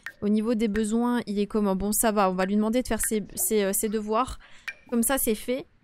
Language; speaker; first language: French; native; French